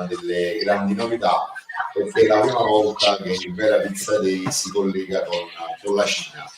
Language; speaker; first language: Italian; native; Italian